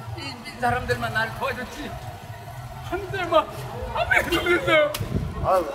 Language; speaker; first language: Korean; native; Korean